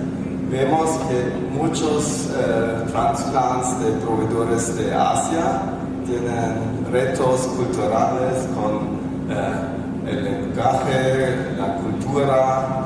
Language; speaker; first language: Spanish; non-native, fluent; German